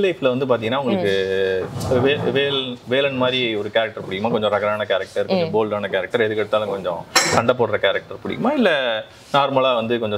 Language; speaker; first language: Tamil; native; Tamil